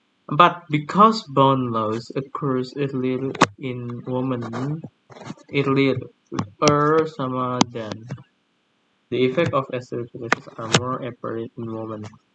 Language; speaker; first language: English; non-native, fluent; Indonesian